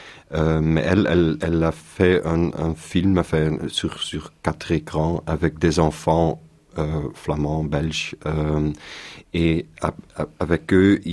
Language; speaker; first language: French; non-native, local second language; Dutch